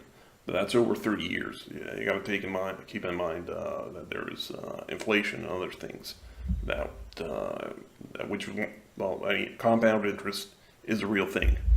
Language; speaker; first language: English; non-native, local second language; Spanish